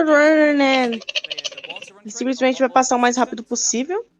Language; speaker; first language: Portuguese; native; Portuguese